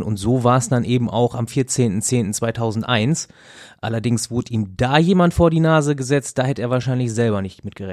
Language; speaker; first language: German; native; German